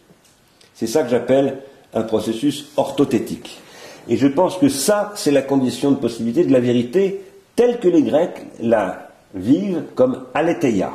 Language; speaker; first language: French; native; French